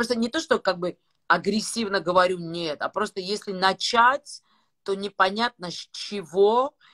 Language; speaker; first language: Russian; non-native, fluent; Georgian